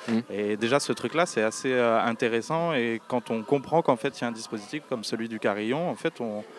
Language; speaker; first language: French; native; French